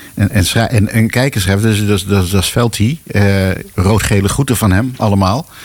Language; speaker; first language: Dutch; native; Dutch